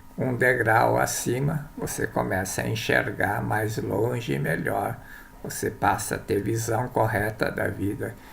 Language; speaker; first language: Portuguese; early bilingual, other home language; Japanese